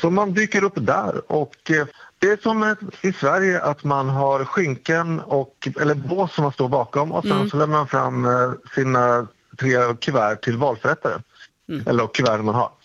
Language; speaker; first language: Swedish; native; Swedish